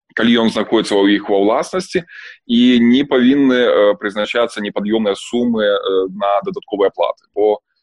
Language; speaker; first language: Belarusian; non-native, local second language; Russian